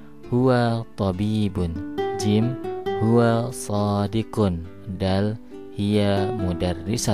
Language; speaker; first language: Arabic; non-native, fluent; Indonesian